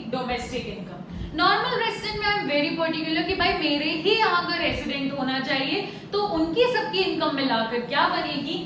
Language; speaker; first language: Hindi; native; Hindi